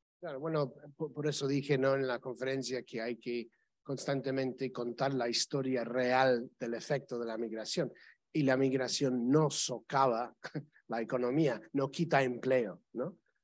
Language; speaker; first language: Spanish; non-native, fluent; English